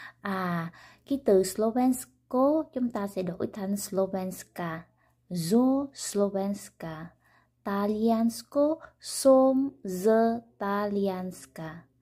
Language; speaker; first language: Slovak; non-native, fluent; Vietnamese